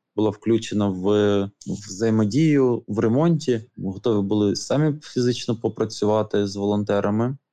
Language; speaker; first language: Ukrainian; native; Ukrainian